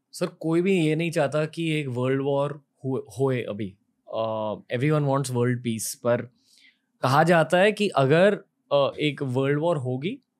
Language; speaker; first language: Hindi; native; Hindi